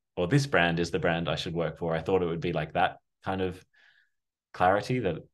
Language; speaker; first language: English; native; English